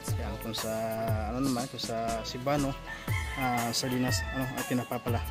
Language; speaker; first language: Filipino; non-native, local second language; Cebuano